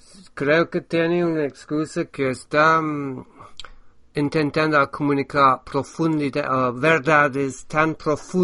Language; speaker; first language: Spanish; non-native, fluent; English